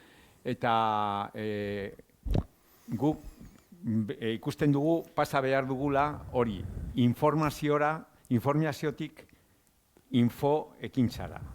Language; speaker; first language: Basque; non-native, local second language; Spanish